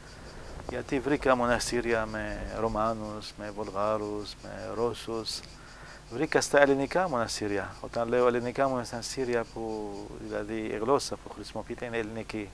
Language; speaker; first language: Greek; non-native, fluent; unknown